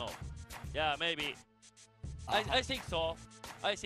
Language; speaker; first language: English; non-native, learner; Japanese